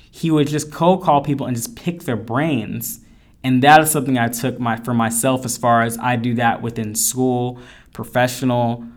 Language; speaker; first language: English; native; English